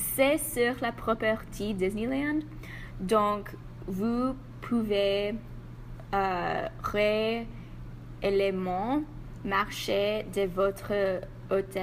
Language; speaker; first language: French; non-native, learner; English